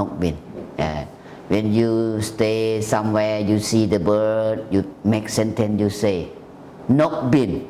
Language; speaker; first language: English; non-native, learner; Thai